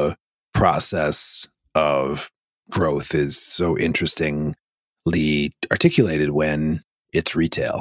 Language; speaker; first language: English; native; English